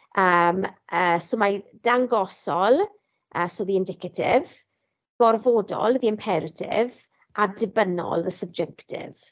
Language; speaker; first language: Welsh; non-native, local second language; English